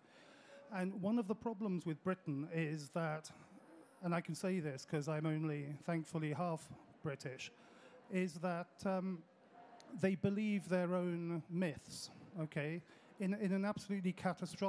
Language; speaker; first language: English; early bilingual, other home language; French